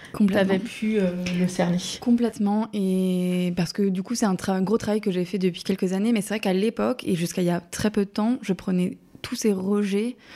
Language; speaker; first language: French; native; French